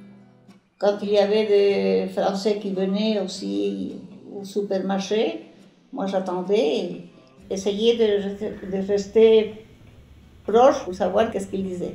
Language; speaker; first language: French; non-native, learner; Spanish